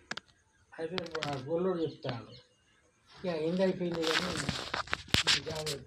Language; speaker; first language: Telugu; native; Telugu